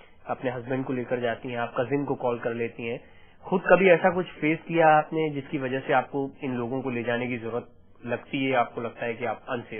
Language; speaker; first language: Hindi; native; Hindi